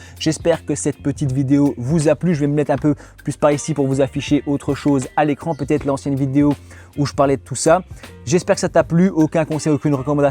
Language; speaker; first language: French; native; French